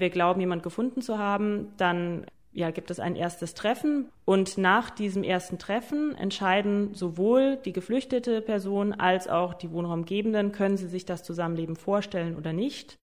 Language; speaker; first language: German; native; German